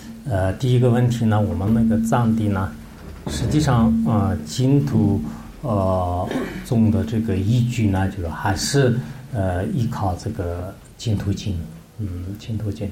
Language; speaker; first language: Chinese; non-native, local second language; Tibetan